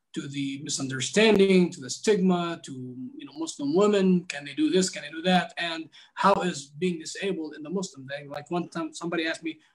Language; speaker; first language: English; non-native, fluent; Arabic